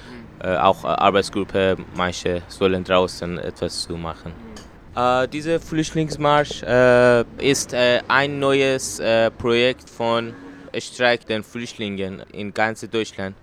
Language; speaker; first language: German; non-native, learner; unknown